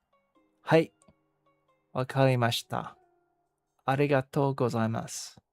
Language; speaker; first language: Japanese; non-native, learner; English